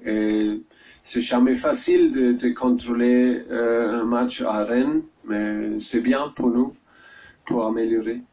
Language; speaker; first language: French; non-native, learner; German